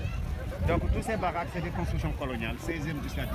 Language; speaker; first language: French; non-native, local second language; Wolof